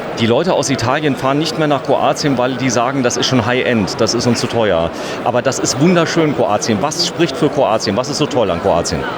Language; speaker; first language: German; native; German